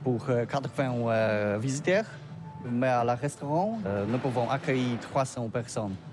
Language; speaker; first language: French; non-native, fluent; Polish